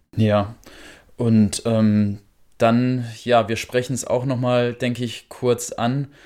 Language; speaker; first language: German; native; German